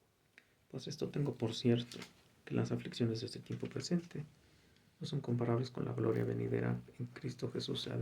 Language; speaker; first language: Spanish; native; Spanish